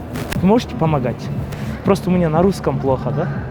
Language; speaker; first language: Russian; non-native, local second language; Kyrgyz